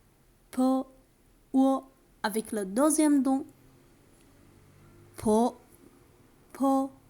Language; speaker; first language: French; non-native, learner; Chinese